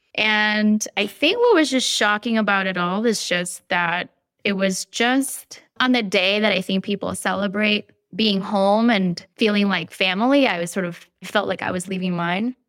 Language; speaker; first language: English; early bilingual, other home language; Spanish